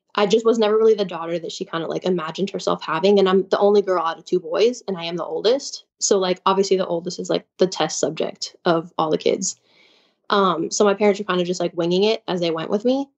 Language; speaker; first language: English; native; English